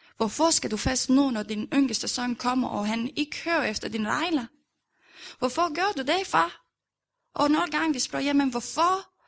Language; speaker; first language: Danish; non-native, fluent; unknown